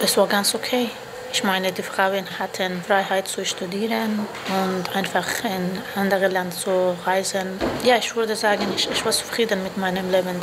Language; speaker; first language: German; non-native, fluent; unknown